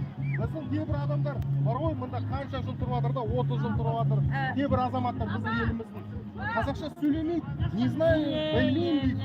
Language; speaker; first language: Kazakh; non-native, local second language; Russian